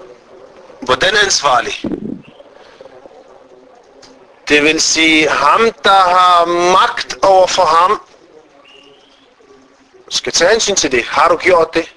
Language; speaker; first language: Danish; non-native, fluent; Arabic